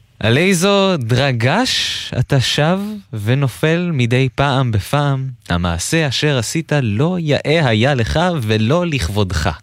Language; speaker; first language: Hebrew; native; Hebrew